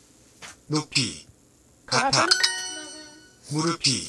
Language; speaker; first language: Korean; non-native, learner; English